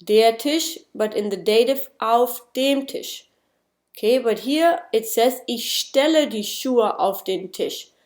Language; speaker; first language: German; non-native, fluent; English